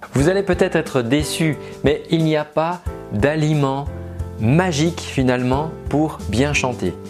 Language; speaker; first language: French; native; French